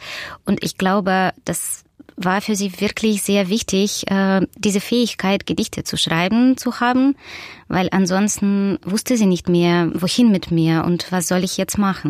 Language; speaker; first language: German; non-native, fluent; Russian